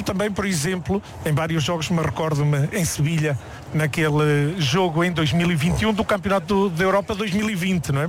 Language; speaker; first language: Portuguese; native; Portuguese